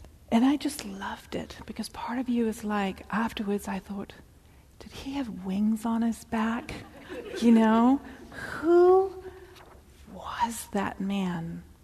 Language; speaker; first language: English; early bilingual, other home language; Dutch